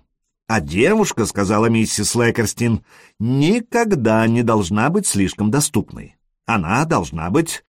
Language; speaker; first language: Russian; native; Russian